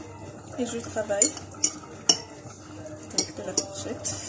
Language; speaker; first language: French; non-native, local second language; Arabic